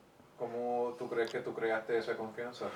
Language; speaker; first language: Spanish; early bilingual, heritage; English